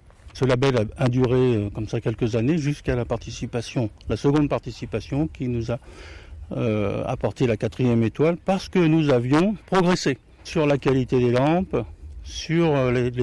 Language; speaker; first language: French; native; French